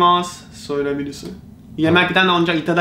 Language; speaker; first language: Turkish; non-native, learner; Japanese